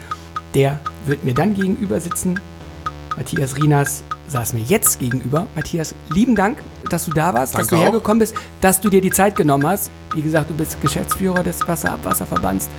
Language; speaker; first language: German; native; German